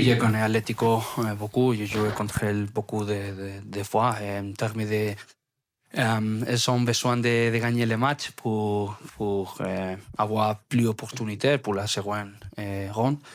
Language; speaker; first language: French; non-native, learner; Spanish